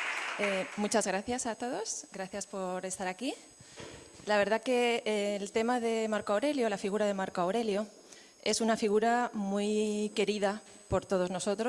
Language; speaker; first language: Spanish; native; Spanish